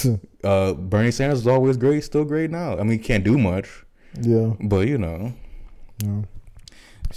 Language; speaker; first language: English; native; English